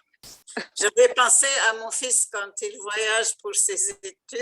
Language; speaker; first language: French; non-native, local second language; Arabic